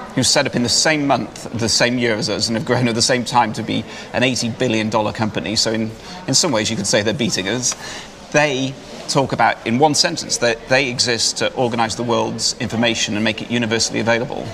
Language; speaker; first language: English; native; English